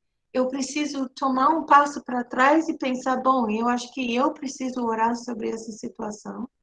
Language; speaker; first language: Portuguese; non-native, fluent; English